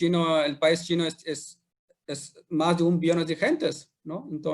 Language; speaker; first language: Spanish; non-native, fluent; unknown